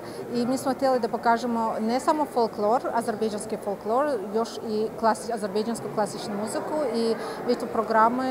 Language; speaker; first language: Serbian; non-native, fluent; Azerbaijani